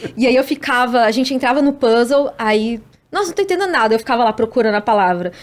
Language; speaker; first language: Portuguese; native; Portuguese